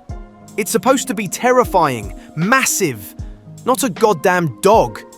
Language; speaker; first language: English; native; English